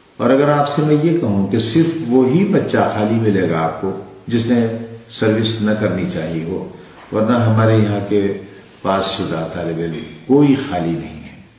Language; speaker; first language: Urdu; native; Urdu